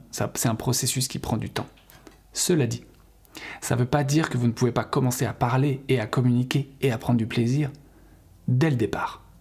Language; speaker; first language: French; native; French